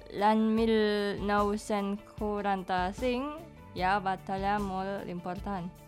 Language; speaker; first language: Catalan; non-native, learner; Indonesian